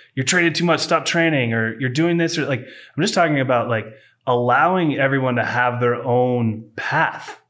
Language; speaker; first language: English; native; English